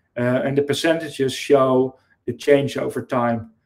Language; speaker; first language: English; non-native, fluent; Dutch